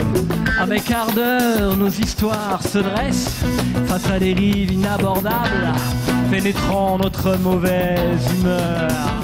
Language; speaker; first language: French; native; French